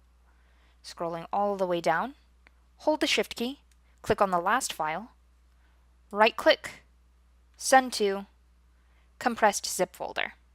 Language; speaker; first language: English; native; English